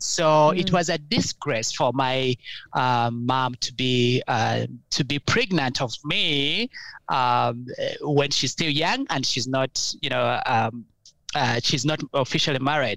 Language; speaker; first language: English; non-native, local second language; Ganda